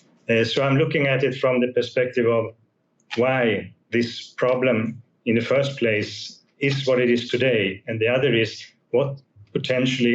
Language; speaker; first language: English; non-native, fluent; Swedish